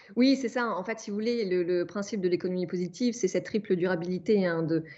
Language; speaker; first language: French; native; French